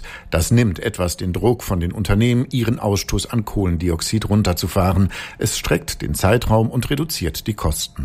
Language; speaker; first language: German; native; German